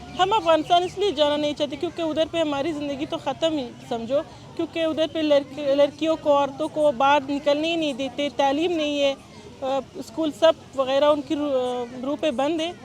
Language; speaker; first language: Urdu; non-native, fluent; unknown